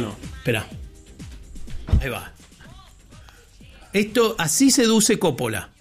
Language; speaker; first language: Spanish; native; Spanish